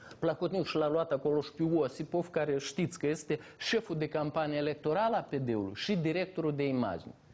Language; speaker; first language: Romanian; native; Romanian